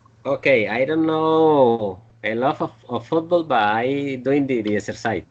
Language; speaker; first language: English; non-native, learner; Spanish